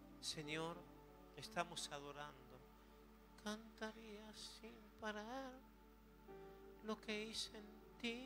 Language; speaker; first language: Spanish; native; Spanish